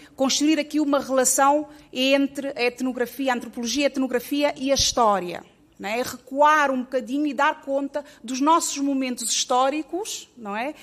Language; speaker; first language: Portuguese; native; Portuguese